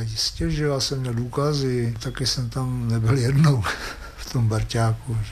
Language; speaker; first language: Czech; native; Czech